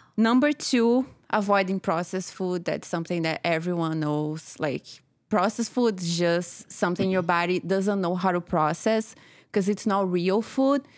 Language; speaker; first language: English; non-native, fluent; Portuguese